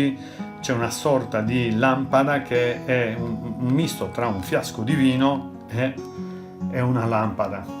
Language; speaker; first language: Italian; native; Italian